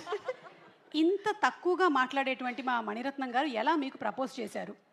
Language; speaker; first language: Telugu; native; Telugu